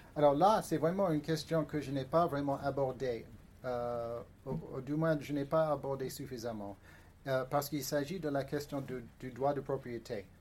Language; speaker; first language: French; non-native, fluent; English